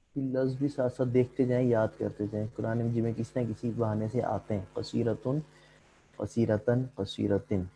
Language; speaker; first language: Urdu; native; Urdu